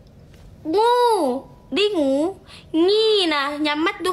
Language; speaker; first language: Vietnamese; non-native, learner; Indonesian